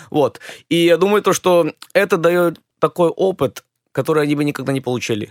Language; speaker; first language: Russian; early bilingual, other home language; English